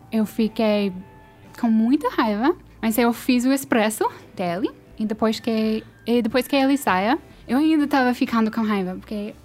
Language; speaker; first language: Portuguese; non-native, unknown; English